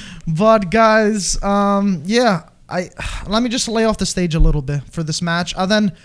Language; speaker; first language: English; non-native, fluent; Italian